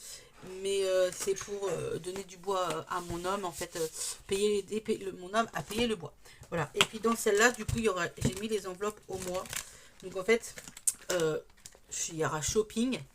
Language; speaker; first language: French; native; French